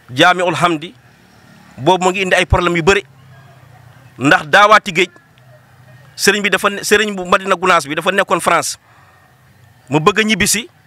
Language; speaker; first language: Wolof; non-native, local second language; Fula